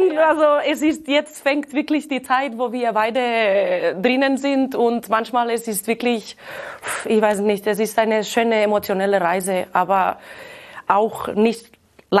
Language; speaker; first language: German; non-native, fluent; Catalan